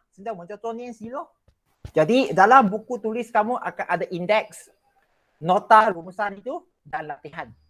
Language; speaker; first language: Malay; non-native, local second language; Chinese